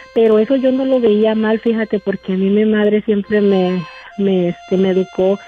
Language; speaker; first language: Spanish; native; Spanish